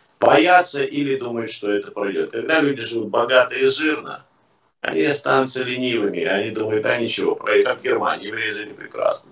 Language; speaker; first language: Russian; native; Russian